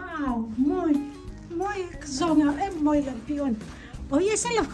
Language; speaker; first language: Dutch; non-native, learner; Indonesian